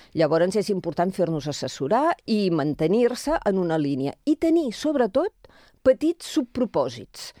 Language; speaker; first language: Catalan; native; Catalan